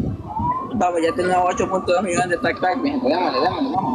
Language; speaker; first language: Spanish; native; Spanish